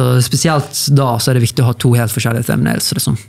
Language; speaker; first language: Norwegian; native; Norwegian